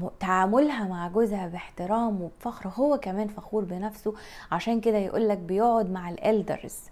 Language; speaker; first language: Arabic; native; Arabic